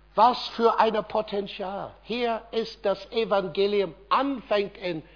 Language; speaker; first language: German; non-native, fluent; English